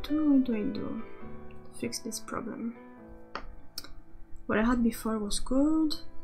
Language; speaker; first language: English; non-native, fluent; French